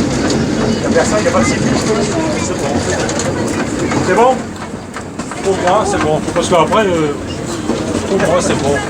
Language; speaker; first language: French; non-native, learner; German